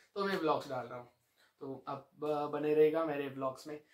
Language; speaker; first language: Hindi; non-native, local second language; Marathi